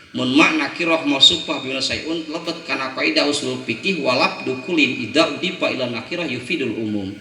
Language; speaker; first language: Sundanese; native; Sundanese